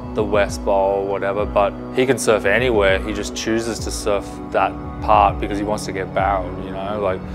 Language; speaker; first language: English; native; English